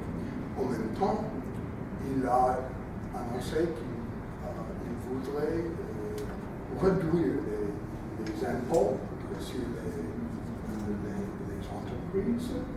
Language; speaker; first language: French; non-native, fluent; English